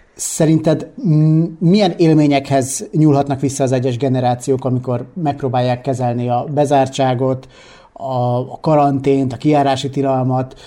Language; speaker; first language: Hungarian; native; Hungarian